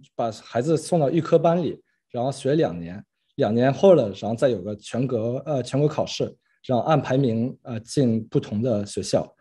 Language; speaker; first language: Chinese; early bilingual, other home language; French